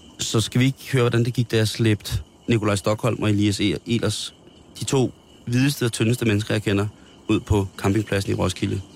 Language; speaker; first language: Danish; native; Danish